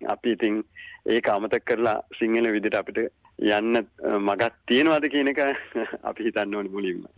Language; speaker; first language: Sinhala; native; Sinhala